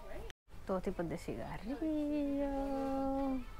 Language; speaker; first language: Spanish; early bilingual, heritage; Spanish